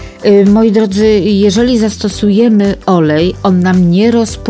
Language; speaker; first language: Polish; native; Polish